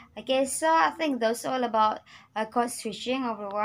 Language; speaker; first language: English; non-native, learner; Indonesian